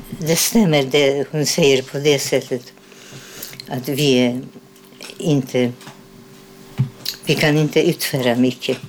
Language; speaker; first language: Swedish; non-native, fluent; Polish